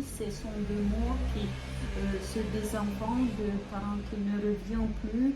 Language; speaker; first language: French; non-native, fluent; Ukrainian